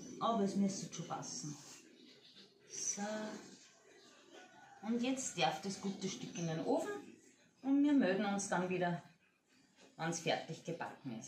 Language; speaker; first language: German; native; German